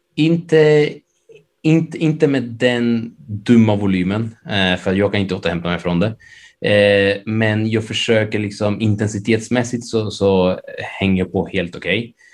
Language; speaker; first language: Swedish; early bilingual, other home language; Spanish